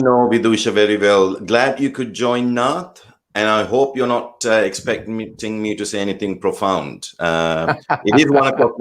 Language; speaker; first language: English; non-native, local second language; Sinhala